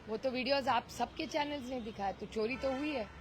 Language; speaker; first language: Hindi; non-native, local second language; Marathi